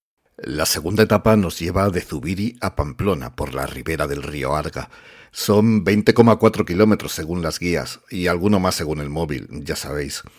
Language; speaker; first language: Spanish; native; Spanish